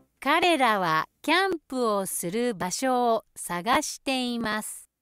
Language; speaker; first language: Japanese; native; Japanese